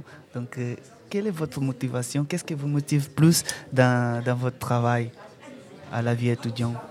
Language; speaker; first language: French; non-native, fluent; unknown